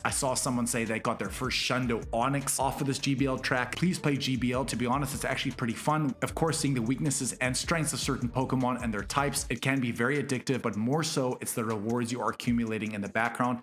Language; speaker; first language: English; native; English